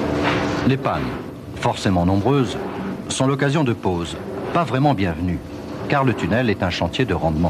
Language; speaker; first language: French; native; French